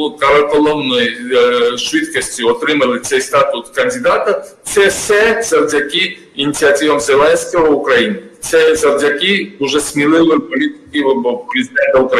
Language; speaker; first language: Ukrainian; non-native, fluent; Georgian